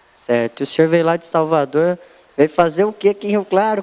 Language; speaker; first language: Portuguese; native; Portuguese